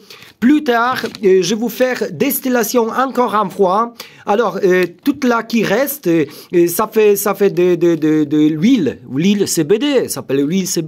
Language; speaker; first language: French; non-native, learner; Polish